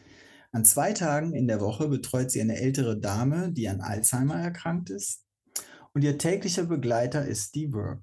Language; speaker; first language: German; native; German